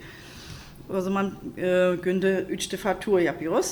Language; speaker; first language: Turkish; non-native, learner; German